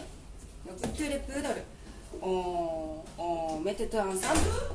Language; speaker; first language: French; non-native, learner; Japanese